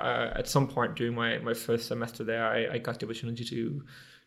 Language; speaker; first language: English; non-native, fluent; Danish